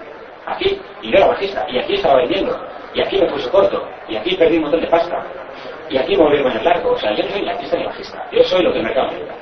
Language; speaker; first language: Spanish; native; Spanish